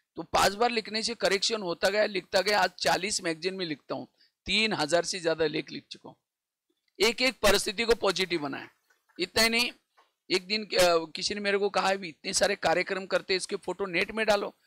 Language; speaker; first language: Hindi; non-native, local second language; Marathi